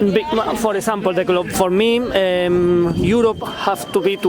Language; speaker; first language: English; non-native, learner; Spanish